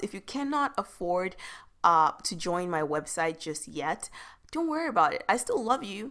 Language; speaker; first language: English; native; English